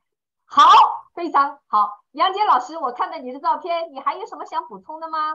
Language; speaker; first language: Chinese; native; Chinese